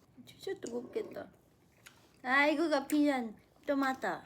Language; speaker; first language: Korean; non-native, fluent; Japanese